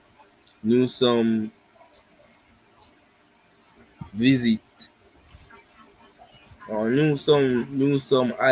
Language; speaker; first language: French; non-native, learner; English